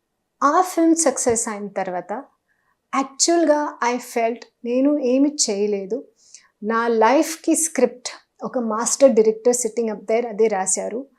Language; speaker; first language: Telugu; non-native, local second language; Hindi